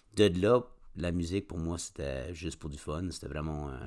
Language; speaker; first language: French; native; French